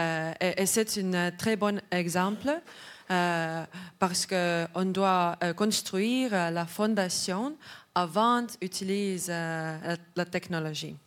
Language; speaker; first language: French; non-native, learner; Estonian